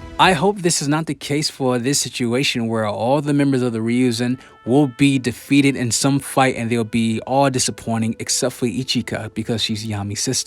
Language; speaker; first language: English; native; English